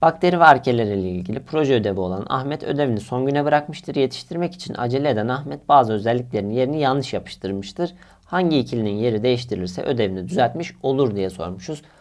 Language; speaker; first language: Turkish; native; Turkish